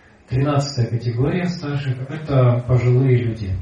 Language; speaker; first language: Russian; native; Russian